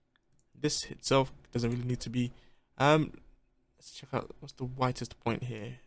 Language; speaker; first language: English; native; English